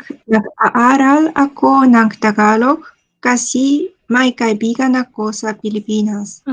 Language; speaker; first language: Filipino; non-native, learner; Japanese